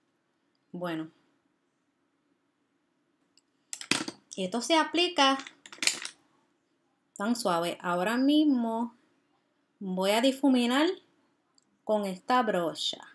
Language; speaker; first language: Spanish; early bilingual, heritage; Spanish